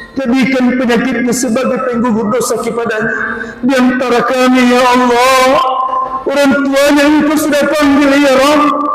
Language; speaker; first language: Malay; non-native, local second language; Buginese